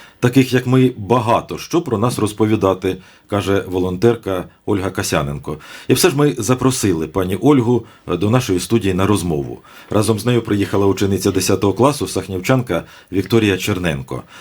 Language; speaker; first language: Ukrainian; native; Ukrainian